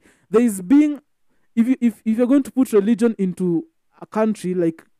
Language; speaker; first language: English; non-native, local second language; Swahili